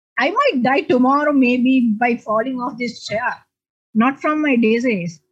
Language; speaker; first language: English; non-native, local second language; Sinhala